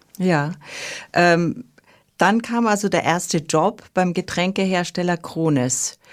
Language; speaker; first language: German; native; German